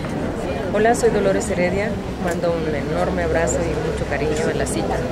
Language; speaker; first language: Spanish; native; Spanish